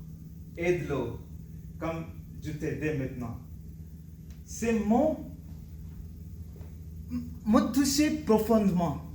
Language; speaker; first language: French; non-native, learner; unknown